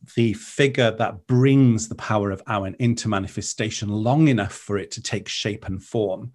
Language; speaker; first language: English; non-native, local second language; Welsh